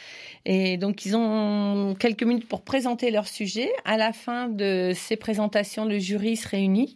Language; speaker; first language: French; native; French